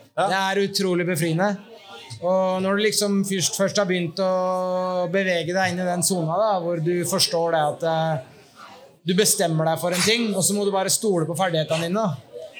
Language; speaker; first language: Norwegian; native; Norwegian